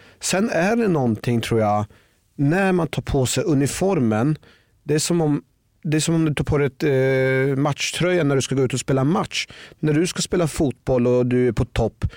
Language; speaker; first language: Swedish; early bilingual, other home language; Persian